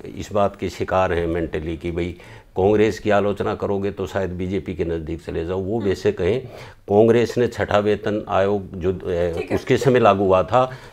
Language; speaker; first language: Hindi; native; Hindi